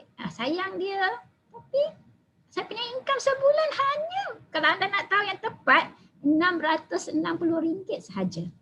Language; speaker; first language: Malay; native; Malay